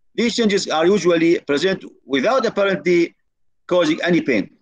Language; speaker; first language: English; non-native, fluent; Arabic